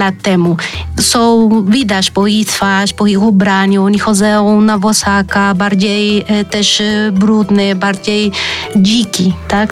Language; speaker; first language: Polish; early bilingual, heritage; Spanish